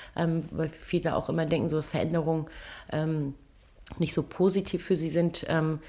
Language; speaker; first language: German; early bilingual, other home language; Turkish